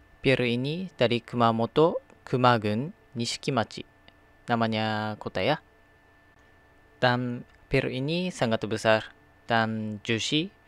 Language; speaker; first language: Indonesian; non-native, learner; Japanese